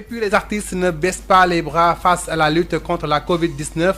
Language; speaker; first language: French; non-native, local second language; Wolof